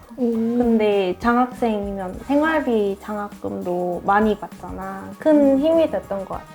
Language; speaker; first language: Korean; early bilingual, heritage; Korean